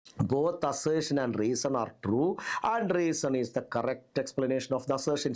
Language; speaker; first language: English; non-native, local second language; Malayalam